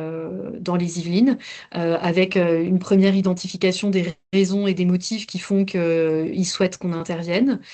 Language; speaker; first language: French; native; French